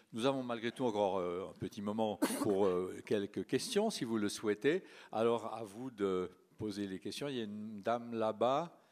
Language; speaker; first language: French; native; French